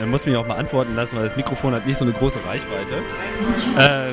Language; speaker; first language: German; native; German